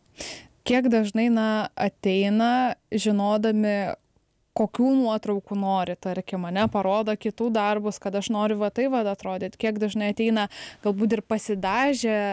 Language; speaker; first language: Lithuanian; native; Lithuanian